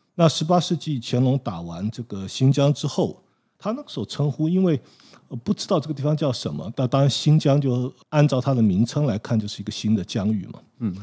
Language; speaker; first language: Chinese; native; Chinese